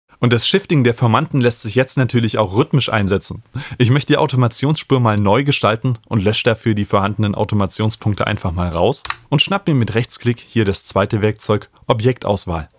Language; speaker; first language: German; native; German